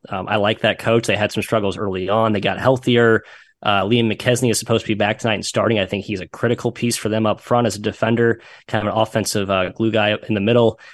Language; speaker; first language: English; native; English